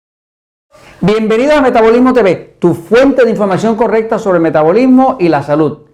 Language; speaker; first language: Spanish; native; Spanish